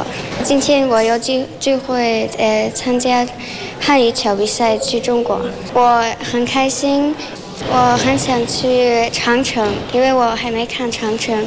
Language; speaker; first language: Chinese; non-native, learner; German